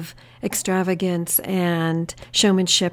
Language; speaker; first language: English; native; English